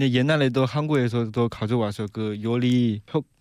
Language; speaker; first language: Korean; non-native, learner; Chinese